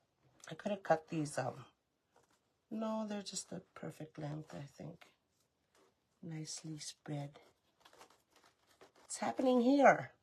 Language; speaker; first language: English; native; English